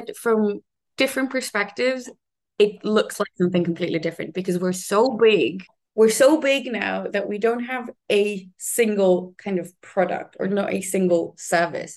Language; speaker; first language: English; non-native, fluent; Hebrew